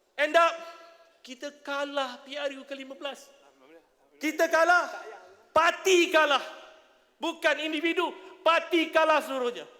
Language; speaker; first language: Malay; native; Malay